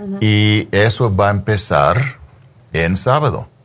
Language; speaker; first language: Spanish; early bilingual, heritage; English